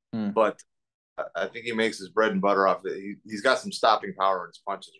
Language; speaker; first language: English; native; English